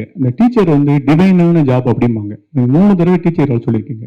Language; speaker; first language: Tamil; native; Tamil